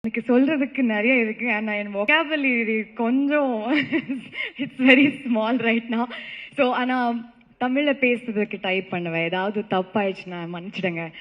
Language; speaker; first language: Tamil; non-native, learner; Kannada